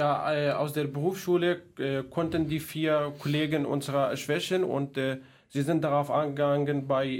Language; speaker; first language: German; non-native, fluent; Kurdish